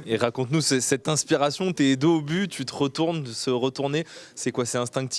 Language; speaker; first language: French; native; French